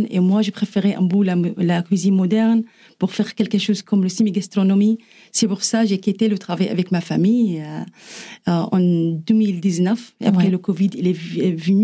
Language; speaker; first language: French; non-native, learner; Arabic